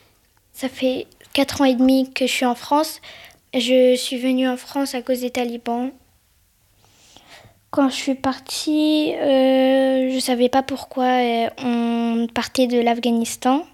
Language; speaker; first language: French; early bilingual, other home language; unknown